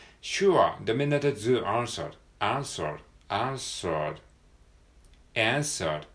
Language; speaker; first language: English; non-native, learner; Japanese